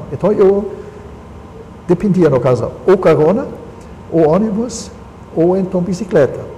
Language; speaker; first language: Portuguese; non-native, local second language; German